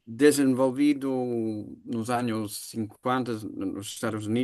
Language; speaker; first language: Portuguese; non-native, learner; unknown